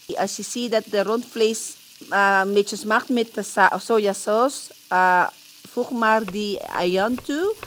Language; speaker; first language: Dutch; non-native, learner; Filipino